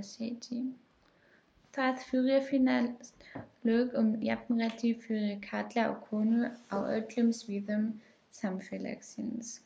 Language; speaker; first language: Icelandic; non-native, learner; German